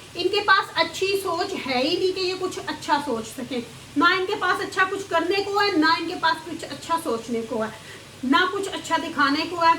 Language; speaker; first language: Urdu; native; Urdu